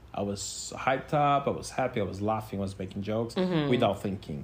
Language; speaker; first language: English; non-native, fluent; Portuguese